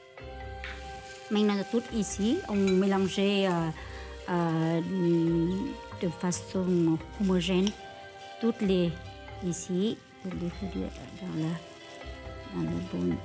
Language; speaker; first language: French; non-native, learner; Vietnamese